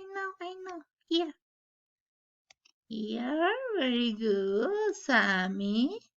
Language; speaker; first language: English; non-native, learner; Spanish